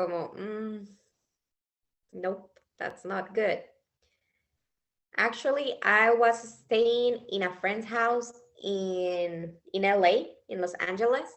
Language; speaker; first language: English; non-native, fluent; Spanish